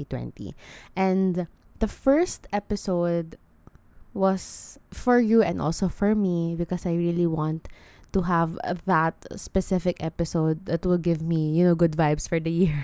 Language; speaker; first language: English; non-native, local second language; Filipino